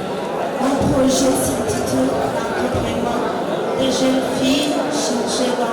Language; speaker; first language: French; non-native, local second language; Rundi